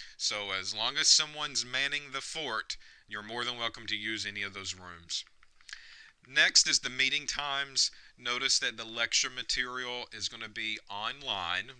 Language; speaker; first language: English; native; English